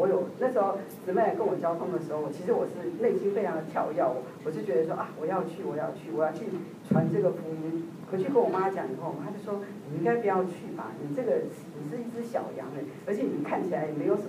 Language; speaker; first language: Chinese; native; Chinese